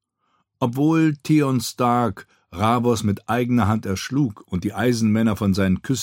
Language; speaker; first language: German; native; German